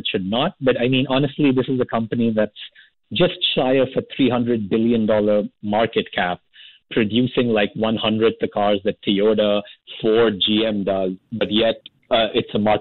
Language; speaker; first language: English; non-native, local second language; Hindi